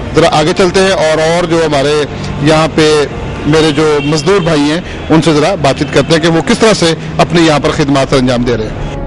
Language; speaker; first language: Urdu; native; Urdu